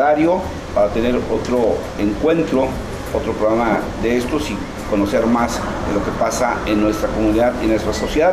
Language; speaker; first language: Spanish; native; Spanish